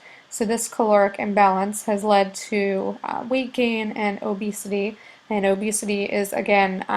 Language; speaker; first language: English; native; English